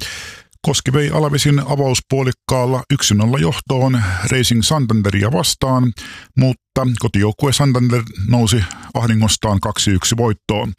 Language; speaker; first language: Finnish; native; Finnish